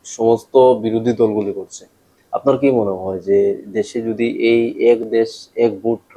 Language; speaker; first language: Bangla; native; Bangla